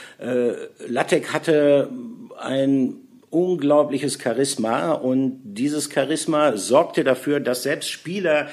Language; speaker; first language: German; native; German